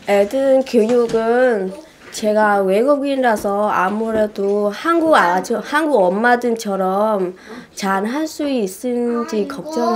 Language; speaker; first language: Korean; non-native, fluent; Vietnamese